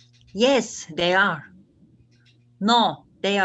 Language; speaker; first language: English; non-native, learner; Turkish